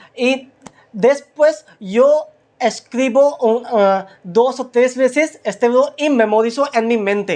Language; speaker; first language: Spanish; non-native, learner; Hindi